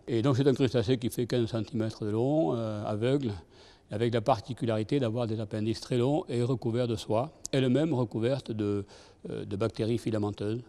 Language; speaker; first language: French; native; French